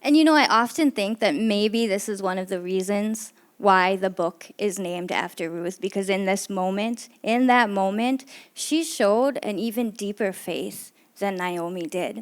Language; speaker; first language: English; native; English